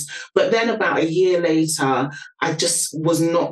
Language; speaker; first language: English; native; English